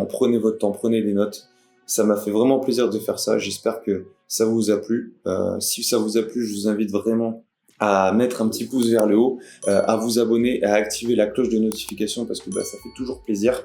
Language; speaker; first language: French; native; French